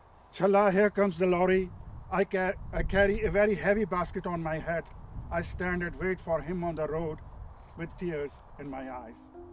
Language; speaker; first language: English; non-native, local second language; Punjabi